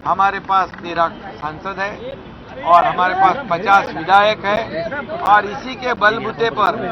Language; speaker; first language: Hindi; non-native, local second language; Marathi